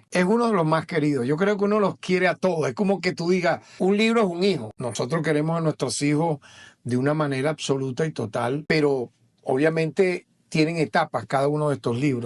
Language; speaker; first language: Spanish; native; Spanish